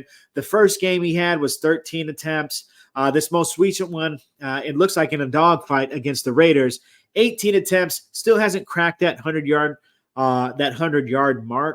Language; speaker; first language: English; native; English